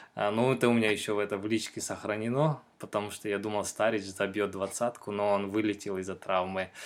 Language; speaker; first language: Russian; non-native, local second language; Kyrgyz